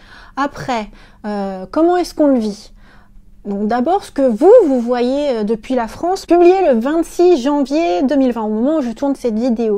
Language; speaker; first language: French; native; French